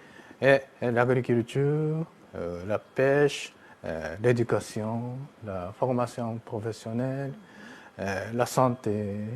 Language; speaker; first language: French; non-native, fluent; Japanese